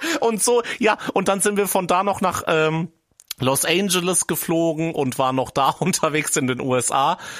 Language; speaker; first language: German; native; German